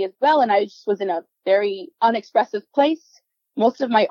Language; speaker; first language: English; non-native, local second language; Spanish